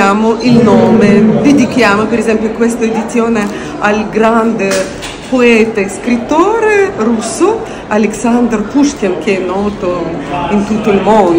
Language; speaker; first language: Italian; non-native, fluent; Russian